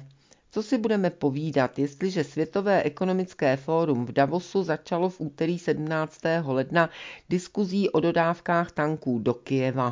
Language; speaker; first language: Czech; native; Czech